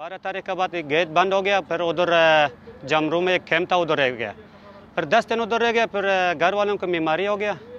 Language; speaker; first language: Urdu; non-native, learner; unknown